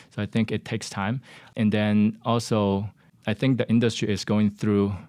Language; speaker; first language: English; non-native, fluent; Chinese